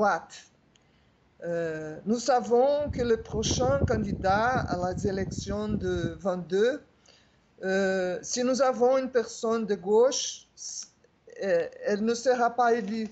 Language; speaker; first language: French; non-native, fluent; Portuguese